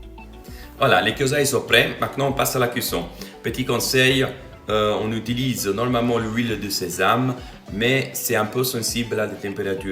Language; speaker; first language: French; non-native, fluent; Italian